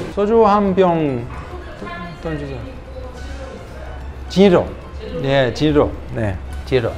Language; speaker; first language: Korean; non-native, learner; Italian